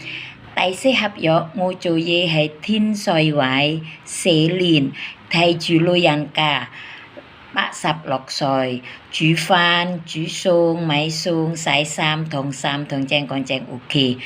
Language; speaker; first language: Cantonese; non-native, learner; Indonesian